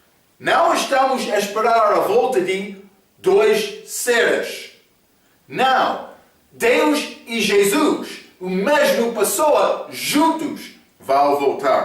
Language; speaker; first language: Portuguese; non-native, fluent; English